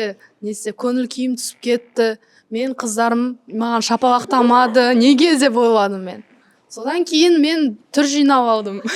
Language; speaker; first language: Kazakh; non-native, local second language; Russian